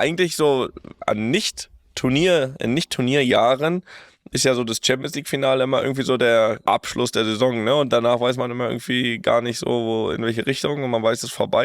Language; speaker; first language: German; native; German